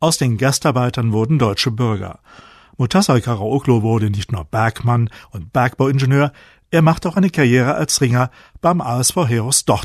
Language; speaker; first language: German; native; German